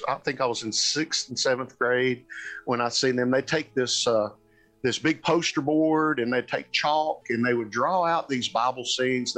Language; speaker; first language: English; native; English